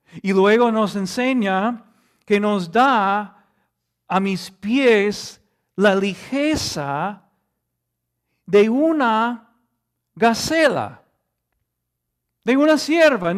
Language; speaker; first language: Spanish; non-native, fluent; English